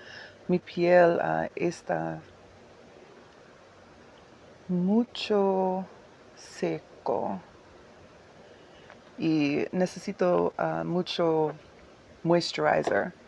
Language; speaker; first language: Spanish; non-native, learner; English